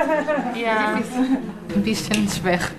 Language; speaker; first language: German; non-native, learner; Portuguese